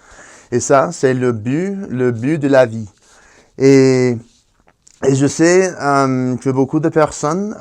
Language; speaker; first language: French; non-native, fluent; Spanish